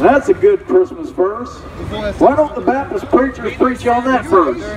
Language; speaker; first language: English; native; English